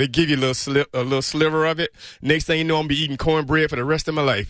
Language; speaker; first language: English; native; English